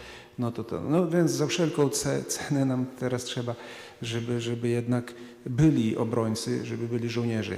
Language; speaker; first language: Polish; non-native, fluent; Ukrainian